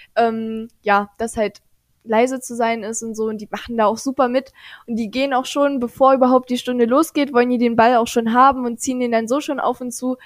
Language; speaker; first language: German; native; German